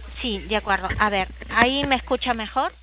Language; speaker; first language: Spanish; native; Spanish